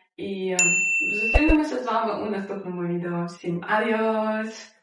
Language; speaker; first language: Spanish; non-native, fluent; Ukrainian